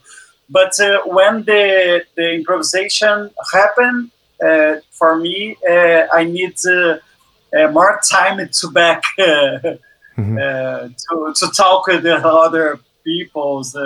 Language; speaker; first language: English; non-native, learner; Portuguese